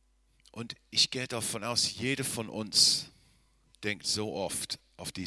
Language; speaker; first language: German; non-native, fluent; English